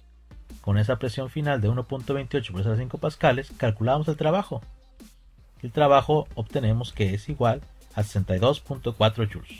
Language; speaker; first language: Spanish; native; Spanish